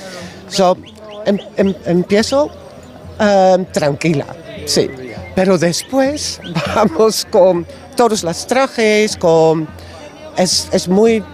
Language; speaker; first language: Spanish; non-native, learner; Dutch